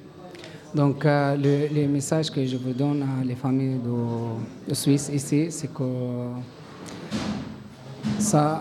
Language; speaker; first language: French; non-native, learner; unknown